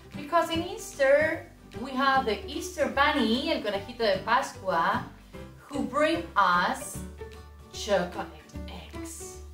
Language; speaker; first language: English; non-native, fluent; Spanish